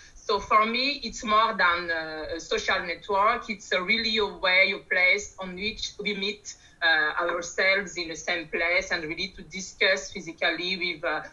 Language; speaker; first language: English; non-native, learner; Malagasy